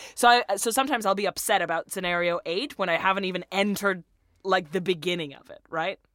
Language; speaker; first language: English; non-native, fluent; Russian